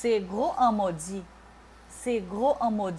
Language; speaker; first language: French; non-native, fluent; Portuguese